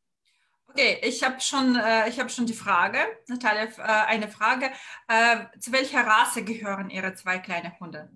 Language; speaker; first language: German; non-native, fluent; Russian